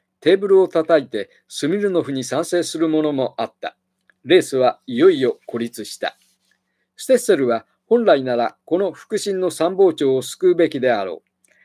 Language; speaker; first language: Japanese; native; Japanese